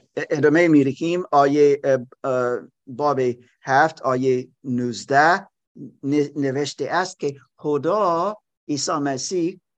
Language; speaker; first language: Persian; non-native, learner; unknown